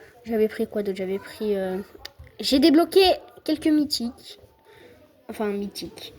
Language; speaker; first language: French; native; French